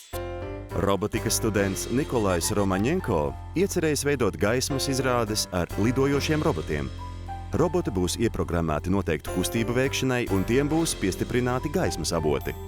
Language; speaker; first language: Latvian; native; Latvian